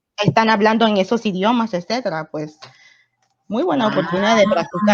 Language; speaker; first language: Spanish; non-native, fluent; English